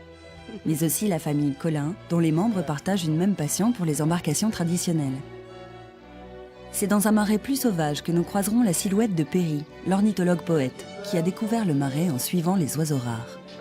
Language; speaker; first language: French; native; French